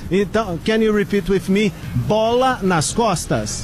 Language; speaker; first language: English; non-native, learner; Portuguese